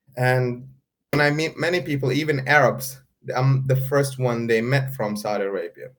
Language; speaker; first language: English; non-native, fluent; Arabic